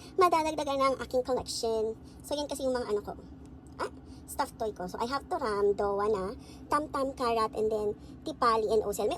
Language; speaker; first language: Filipino; native; Filipino